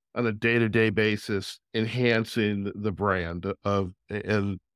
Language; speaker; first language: English; native; English